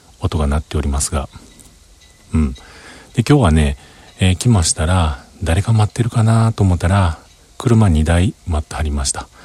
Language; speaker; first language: Japanese; native; Japanese